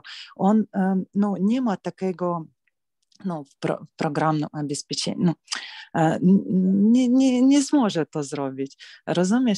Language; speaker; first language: Polish; non-native, learner; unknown